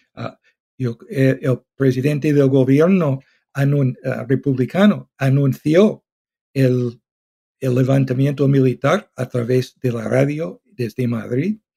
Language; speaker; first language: Spanish; non-native, fluent; English